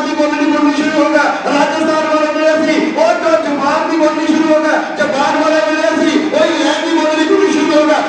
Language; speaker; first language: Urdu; non-native, local second language; Punjabi